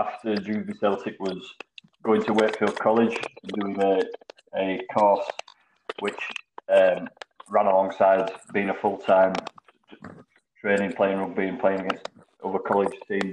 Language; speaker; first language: English; native; English